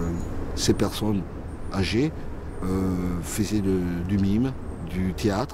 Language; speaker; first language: French; native; French